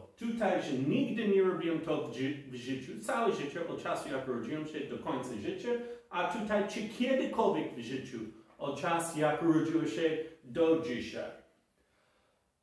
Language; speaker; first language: Polish; non-native, fluent; English